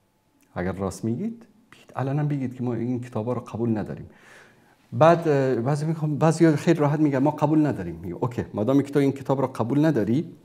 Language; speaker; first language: Persian; native; Persian